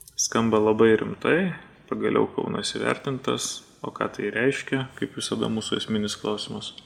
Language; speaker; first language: Lithuanian; native; Lithuanian